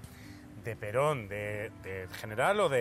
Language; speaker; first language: Spanish; native; Spanish